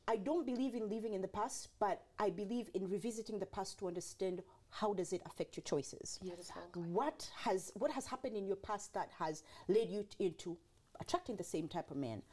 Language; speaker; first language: English; non-native, local second language; Swahili